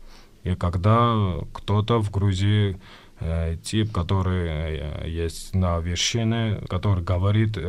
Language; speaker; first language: Russian; non-native, fluent; Georgian